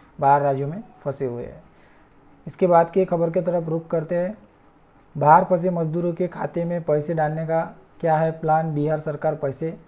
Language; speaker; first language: Hindi; non-native, local second language; Marathi